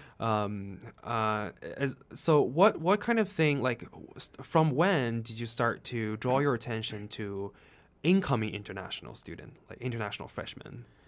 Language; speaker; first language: English; non-native, fluent; Chinese